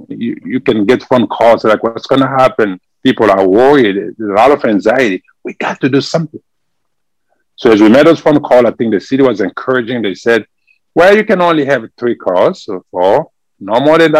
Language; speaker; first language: English; non-native, fluent; French